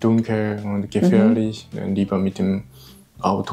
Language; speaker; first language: German; non-native, learner; Japanese